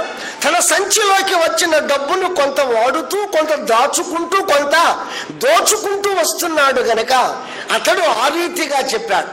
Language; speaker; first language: Telugu; native; Telugu